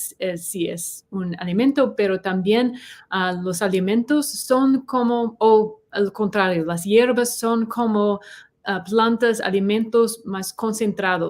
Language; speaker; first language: Spanish; non-native, learner; English